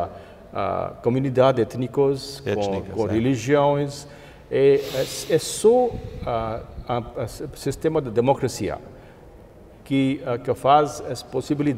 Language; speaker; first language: Portuguese; non-native, fluent; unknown